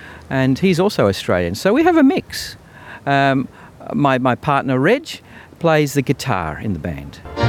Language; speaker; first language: English; native; English